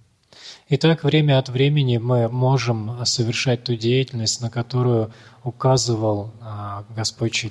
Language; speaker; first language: Russian; native; Russian